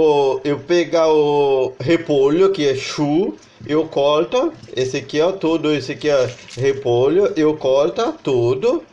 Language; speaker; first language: Portuguese; non-native, learner; Haitian Creole